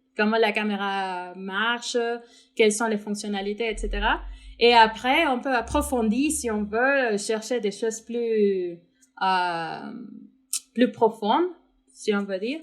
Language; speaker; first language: French; non-native, fluent; Spanish